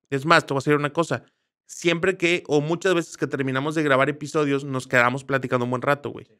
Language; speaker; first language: Spanish; native; Spanish